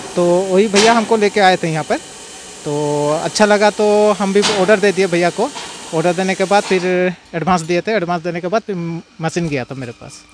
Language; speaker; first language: Hindi; native; Hindi